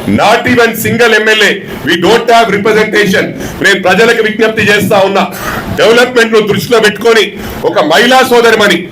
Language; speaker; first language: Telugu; non-native, local second language; Tamil